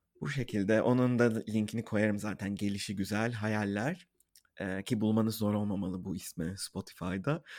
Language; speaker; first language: Turkish; native; Turkish